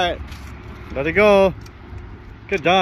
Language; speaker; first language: English; native; English